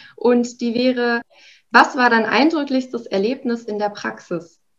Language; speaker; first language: German; native; German